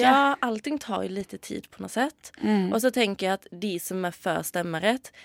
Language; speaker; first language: Norwegian; non-native, fluent; Swedish